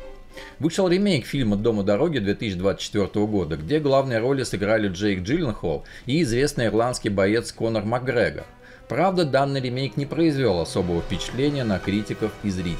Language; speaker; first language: Russian; native; Russian